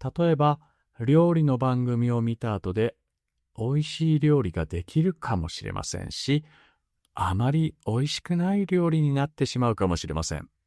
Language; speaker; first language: Japanese; native; Japanese